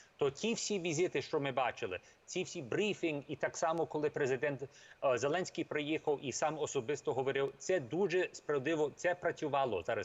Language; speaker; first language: Ukrainian; early bilingual, heritage; Ukrainian